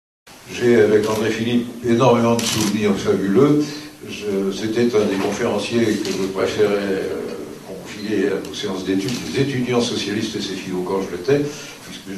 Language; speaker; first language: French; native; French